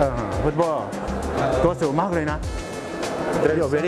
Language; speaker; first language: English; non-native, learner; Thai